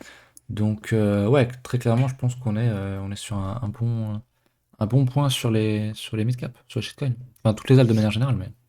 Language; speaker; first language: French; native; French